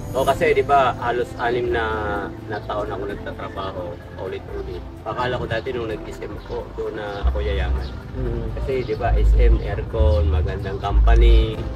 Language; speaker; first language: Filipino; non-native, local second language; Masbatenyo